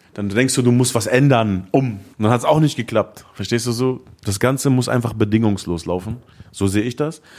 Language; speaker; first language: German; early bilingual, other home language; Arabic